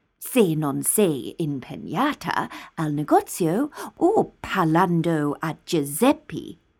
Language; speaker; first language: Italian; non-native, learner; English